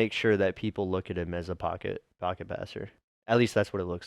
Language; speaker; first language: English; native; English